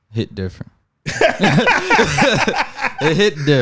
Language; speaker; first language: English; native; English